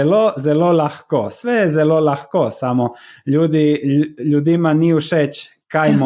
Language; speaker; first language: Slovenian; non-native, learner; Croatian